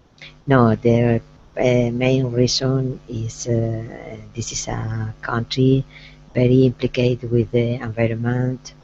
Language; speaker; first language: English; non-native, learner; Spanish